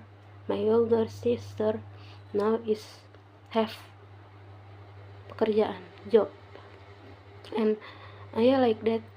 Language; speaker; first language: English; non-native, learner; Indonesian